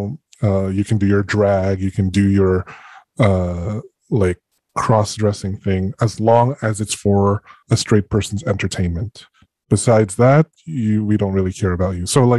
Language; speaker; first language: English; non-native, local second language; Filipino